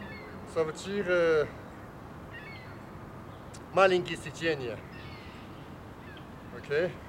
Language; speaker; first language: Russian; non-native, learner; Chinese